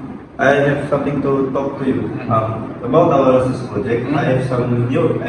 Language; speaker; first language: English; non-native, learner; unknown